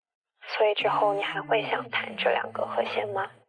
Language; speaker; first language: Chinese; native; Chinese